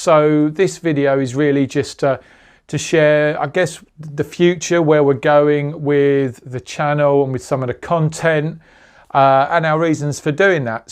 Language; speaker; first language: English; native; English